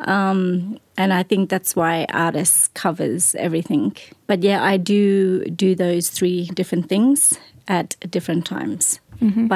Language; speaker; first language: English; native; English